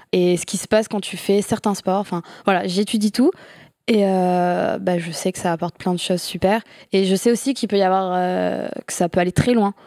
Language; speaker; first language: French; native; French